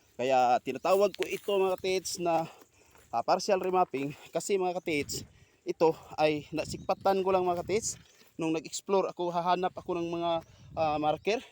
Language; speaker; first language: Filipino; non-native, local second language; Cebuano